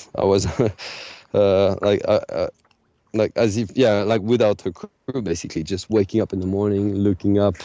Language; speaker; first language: English; non-native, fluent; French